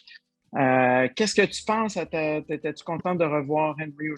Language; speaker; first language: French; native; French